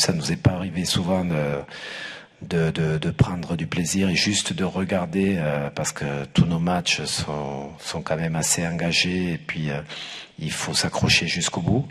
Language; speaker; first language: French; native; French